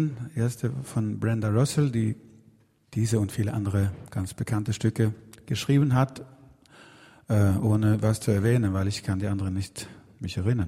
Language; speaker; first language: German; non-native, fluent; Swedish